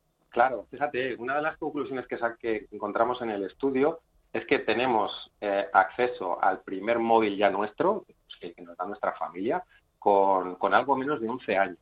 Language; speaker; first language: Spanish; native; Spanish